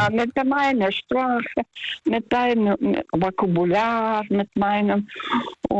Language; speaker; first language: German; non-native, fluent; Russian